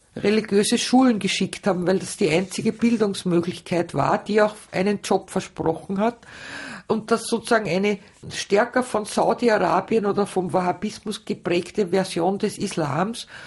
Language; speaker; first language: German; native; German